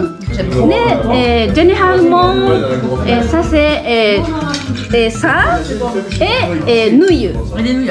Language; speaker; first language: French; non-native, learner; Japanese